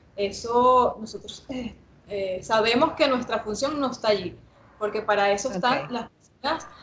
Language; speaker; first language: Spanish; native; Spanish